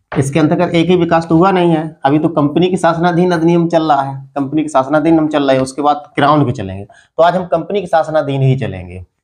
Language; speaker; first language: Hindi; native; Hindi